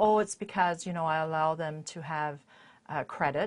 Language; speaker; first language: English; native; English